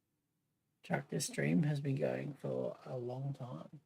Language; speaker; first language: English; native; English